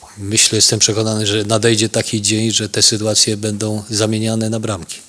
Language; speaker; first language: Polish; native; Polish